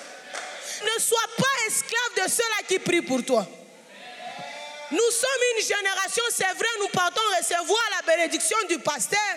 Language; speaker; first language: French; non-native, local second language; Swahili